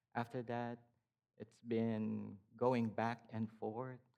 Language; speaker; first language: English; non-native, local second language; Filipino